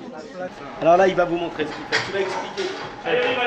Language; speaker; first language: French; native; French